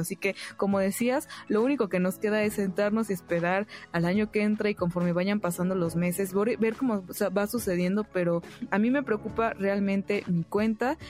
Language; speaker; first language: Spanish; native; Spanish